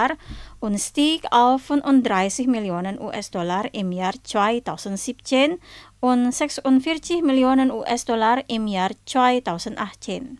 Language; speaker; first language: German; non-native, fluent; Indonesian